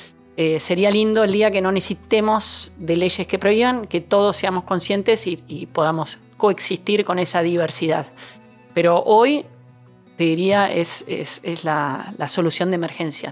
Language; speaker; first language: Spanish; native; Spanish